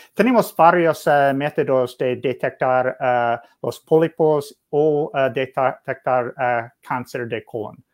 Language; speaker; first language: Spanish; non-native, learner; English